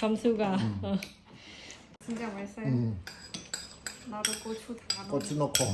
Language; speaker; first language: Korean; non-native, learner; Khmer